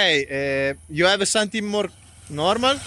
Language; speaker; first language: English; non-native, learner; Italian